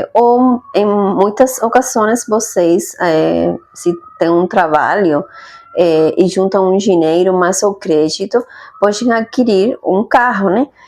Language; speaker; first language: Portuguese; non-native, fluent; Spanish